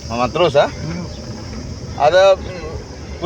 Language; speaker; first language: Arabic; non-native, learner; Malayalam